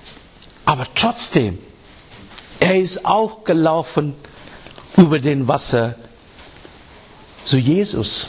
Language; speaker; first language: German; non-native, fluent; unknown